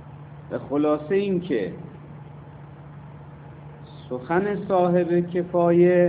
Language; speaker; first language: Persian; native; Persian